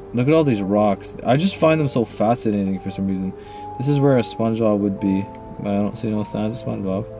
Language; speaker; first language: English; native; English